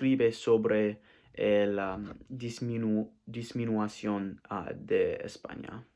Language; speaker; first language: Spanish; non-native, learner; English